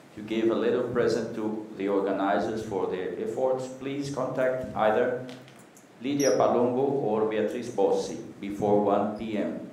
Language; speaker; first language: English; non-native, fluent; Portuguese